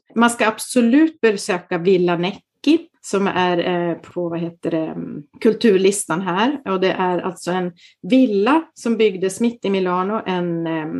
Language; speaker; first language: Swedish; native; Swedish